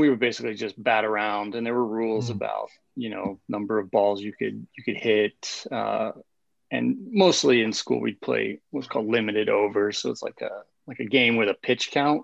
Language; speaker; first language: English; native; English